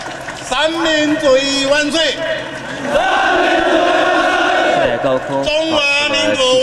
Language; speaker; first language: Chinese; non-native, local second language; Min Nan Chinese